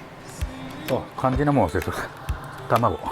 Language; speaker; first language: Japanese; native; Japanese